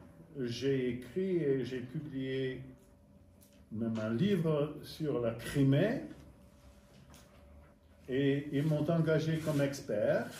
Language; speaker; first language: French; non-native, fluent; English